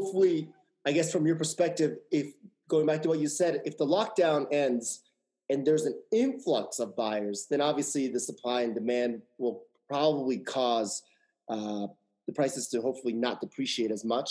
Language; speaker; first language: English; native; English